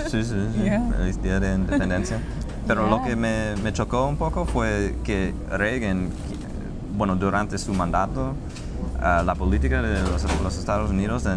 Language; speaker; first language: Spanish; non-native, fluent; English